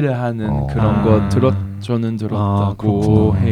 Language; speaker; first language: Korean; non-native, fluent; French